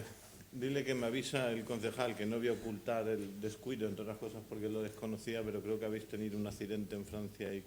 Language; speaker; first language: Spanish; native; Spanish